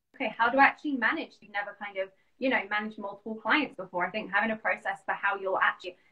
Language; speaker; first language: English; native; English